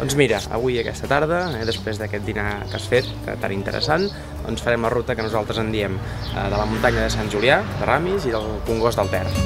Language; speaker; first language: Catalan; native; Catalan